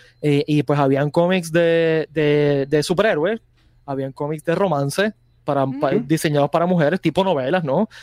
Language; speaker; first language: Spanish; native; Spanish